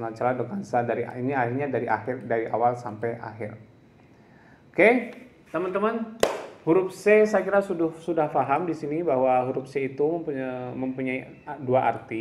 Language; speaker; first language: Indonesian; non-native, local second language; Javanese